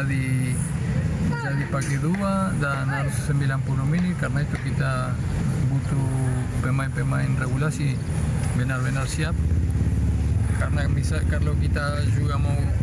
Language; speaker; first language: Indonesian; non-native, fluent; Spanish